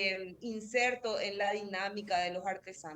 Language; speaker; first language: Spanish; native; Spanish